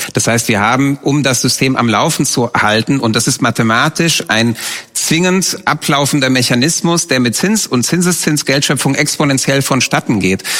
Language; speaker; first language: German; early bilingual, other home language; Romanian